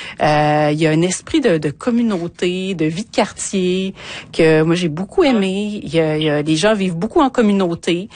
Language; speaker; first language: French; native; French